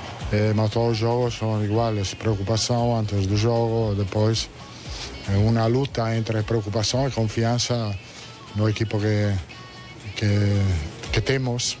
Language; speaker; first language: Portuguese; non-native, fluent; Italian